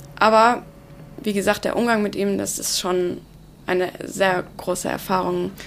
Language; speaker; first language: German; early bilingual, other home language; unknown